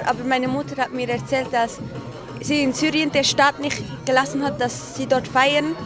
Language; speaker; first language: German; early bilingual, other home language; Kurdish